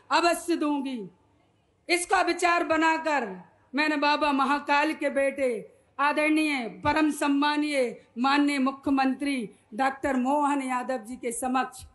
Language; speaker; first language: Hindi; native; Hindi